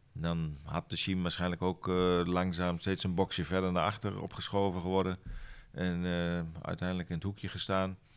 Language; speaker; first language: Dutch; native; Dutch